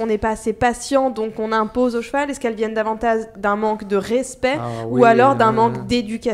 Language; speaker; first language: French; native; French